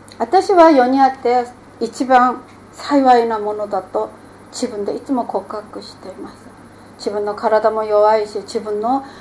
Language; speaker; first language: Japanese; non-native, fluent; Korean